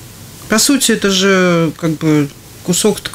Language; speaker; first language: Russian; native; Russian